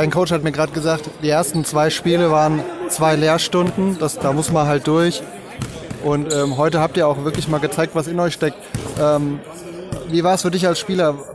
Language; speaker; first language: German; native; German